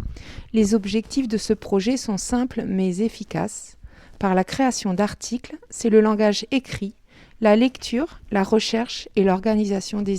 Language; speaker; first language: French; native; French